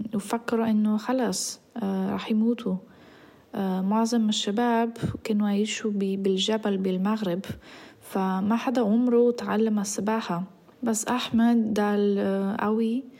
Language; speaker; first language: Arabic; non-native, fluent; Bulgarian